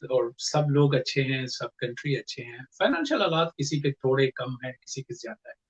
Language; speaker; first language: Urdu; non-native, local second language; Punjabi